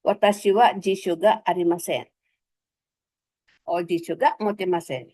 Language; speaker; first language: Japanese; non-native, fluent; Filipino